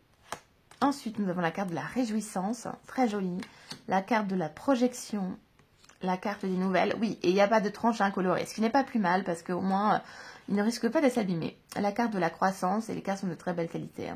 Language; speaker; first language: French; native; French